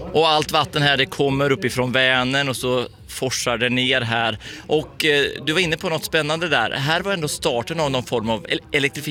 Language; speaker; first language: Swedish; native; Swedish